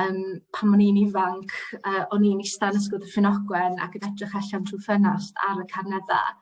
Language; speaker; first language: Welsh; native; Welsh